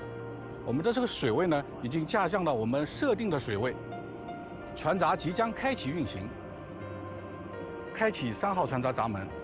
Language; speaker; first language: Chinese; native; Chinese